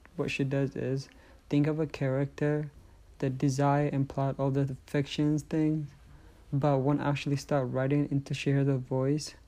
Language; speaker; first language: English; non-native, fluent; Tigrinya